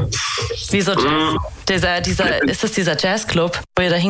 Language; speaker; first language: German; native; German